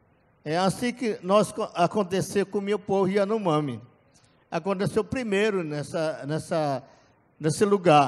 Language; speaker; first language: Portuguese; non-native, local second language; Yanomámi